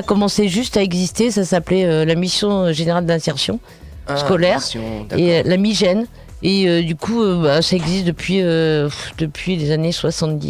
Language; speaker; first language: French; native; French